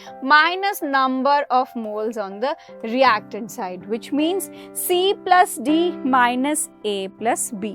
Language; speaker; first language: Hindi; native; Hindi